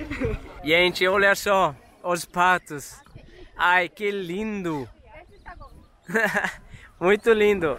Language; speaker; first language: Portuguese; non-native, fluent; Swedish